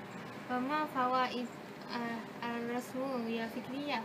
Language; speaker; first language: Arabic; non-native, learner; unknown